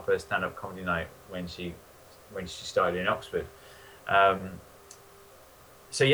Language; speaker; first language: English; native; English